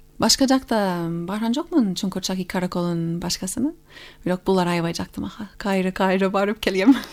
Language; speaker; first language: Kyrgyz; non-native, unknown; English